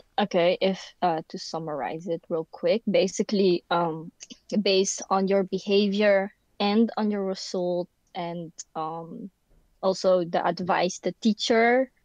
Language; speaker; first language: English; non-native, fluent; Dutch